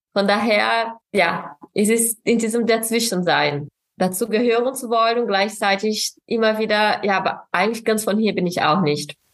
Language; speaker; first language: German; non-native, fluent; Portuguese